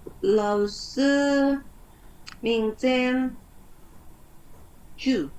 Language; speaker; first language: Chinese; non-native, learner; Indonesian